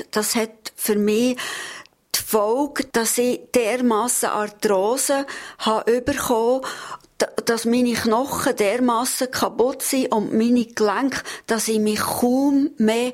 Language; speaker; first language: German; native; German